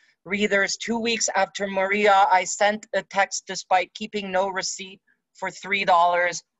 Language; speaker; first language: English; non-native, local second language; Spanish